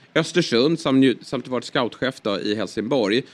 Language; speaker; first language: Swedish; native; Swedish